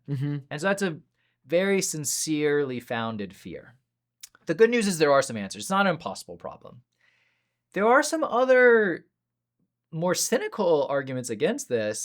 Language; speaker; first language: English; native; English